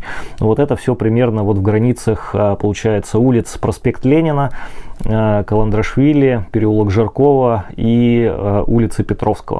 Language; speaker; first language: Russian; native; Russian